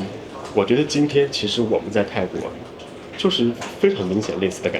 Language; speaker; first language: Chinese; native; Chinese